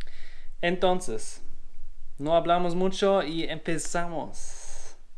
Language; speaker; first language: Spanish; non-native, learner; German